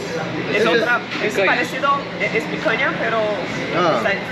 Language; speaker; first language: Spanish; non-native, learner; Portuguese